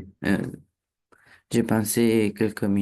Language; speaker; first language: French; non-native, learner; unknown